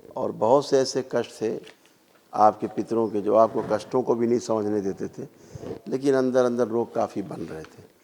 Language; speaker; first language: Hindi; native; Hindi